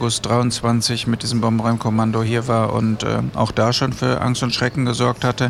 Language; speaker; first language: German; native; German